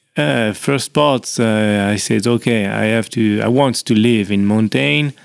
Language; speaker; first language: English; non-native, learner; French